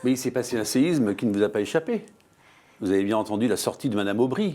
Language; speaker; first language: French; native; French